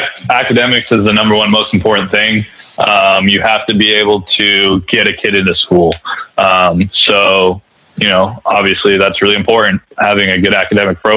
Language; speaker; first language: English; native; English